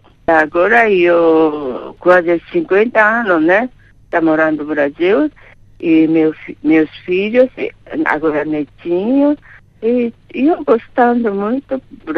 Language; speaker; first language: Portuguese; non-native, learner; Japanese